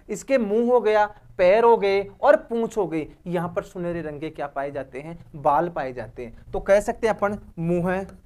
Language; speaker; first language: Hindi; native; Hindi